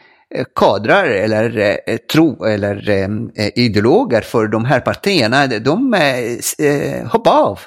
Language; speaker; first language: Swedish; non-native, fluent; Arabic